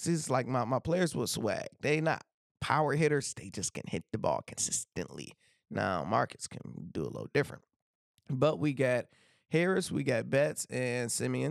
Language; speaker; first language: English; native; English